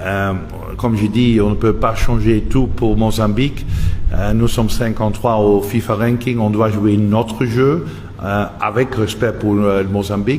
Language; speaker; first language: French; non-native, local second language; Dutch